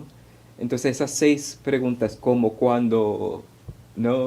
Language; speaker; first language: Spanish; early bilingual, heritage; Spanish